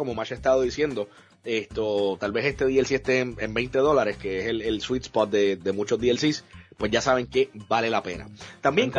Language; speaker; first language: Spanish; native; Spanish